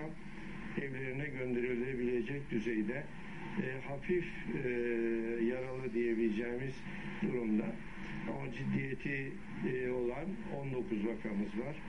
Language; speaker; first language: Turkish; native; Turkish